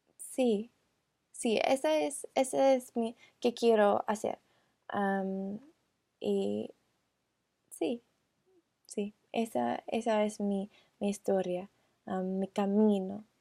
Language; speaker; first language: Spanish; non-native, learner; English